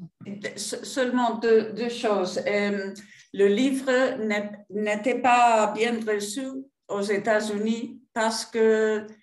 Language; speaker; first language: French; non-native, fluent; Spanish